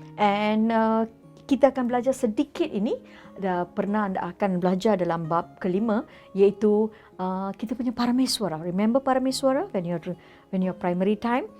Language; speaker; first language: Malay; non-native, local second language; Tamil